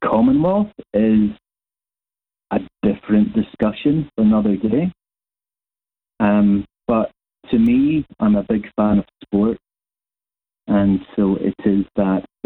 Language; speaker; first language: English; native; English